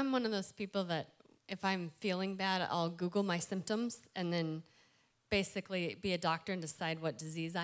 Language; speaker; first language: English; native; English